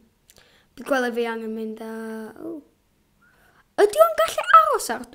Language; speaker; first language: Welsh; non-native, local second language; English